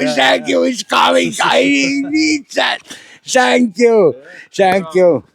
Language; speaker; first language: English; non-native, learner; Estonian